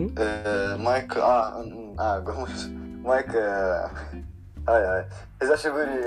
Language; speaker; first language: Japanese; non-native, learner; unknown